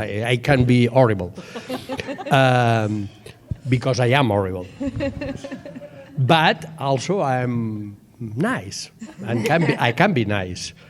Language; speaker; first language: English; non-native, learner; Catalan